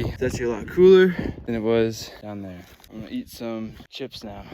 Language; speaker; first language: English; native; English